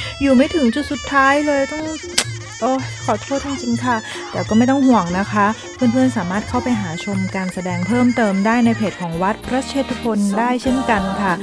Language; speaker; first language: Thai; native; Thai